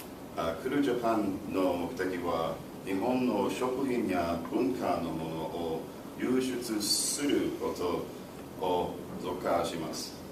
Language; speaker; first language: Japanese; non-native, learner; English